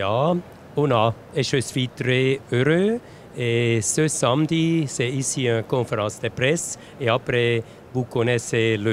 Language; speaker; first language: French; non-native, local second language; German